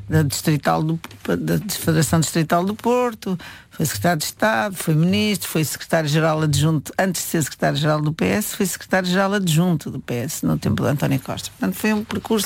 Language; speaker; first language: Portuguese; native; Portuguese